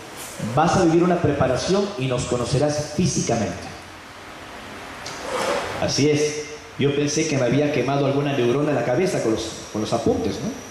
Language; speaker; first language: Spanish; native; Spanish